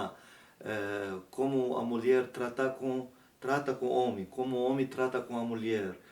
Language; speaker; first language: Portuguese; non-native, learner; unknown